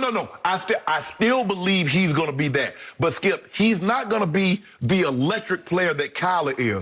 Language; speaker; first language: English; native; English